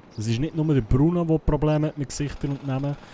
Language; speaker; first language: German; native; German